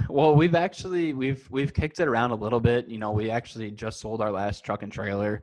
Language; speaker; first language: English; native; English